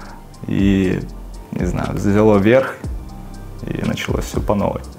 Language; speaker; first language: Russian; native; Russian